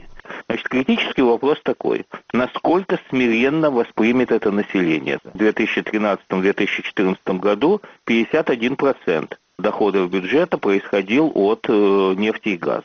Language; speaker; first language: Russian; native; Russian